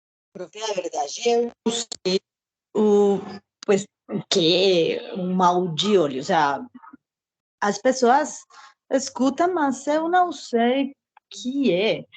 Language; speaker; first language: Portuguese; non-native, learner; Spanish